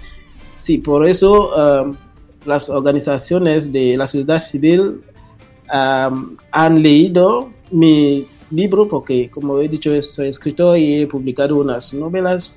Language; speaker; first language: Spanish; non-native, fluent; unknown